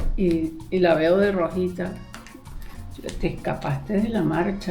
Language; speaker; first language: Spanish; native; Spanish